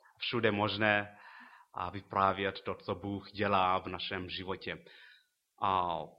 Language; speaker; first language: Czech; non-native, fluent; Luo (Kenya and Tanzania)